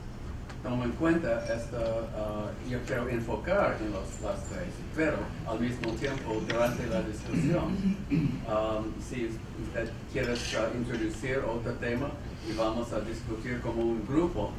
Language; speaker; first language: Spanish; non-native, fluent; English